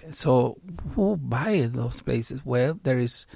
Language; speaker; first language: English; non-native, fluent; Spanish